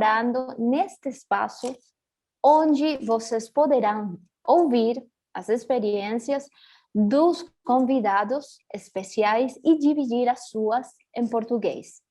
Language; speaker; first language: Portuguese; early bilingual, heritage; Portuguese